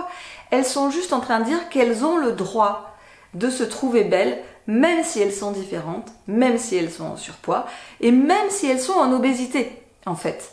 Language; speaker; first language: French; native; French